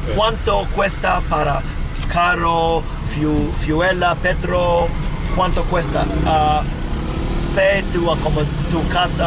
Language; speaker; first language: Spanish; non-native, learner; English